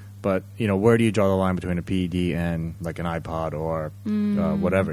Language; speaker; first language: English; early bilingual, other home language; Japanese